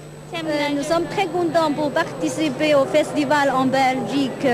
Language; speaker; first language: French; non-native, fluent; Chinese